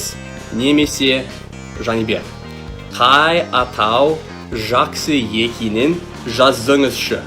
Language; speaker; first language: Kazakh; non-native, learner; English